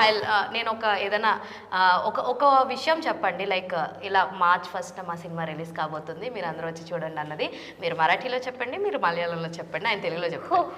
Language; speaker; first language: Telugu; native; Telugu